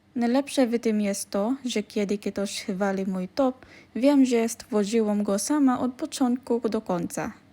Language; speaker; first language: Polish; non-native, learner; Filipino